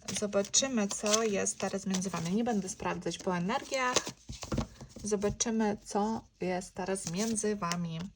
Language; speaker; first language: Polish; non-native, learner; Ukrainian